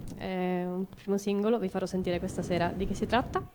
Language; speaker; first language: Italian; native; Italian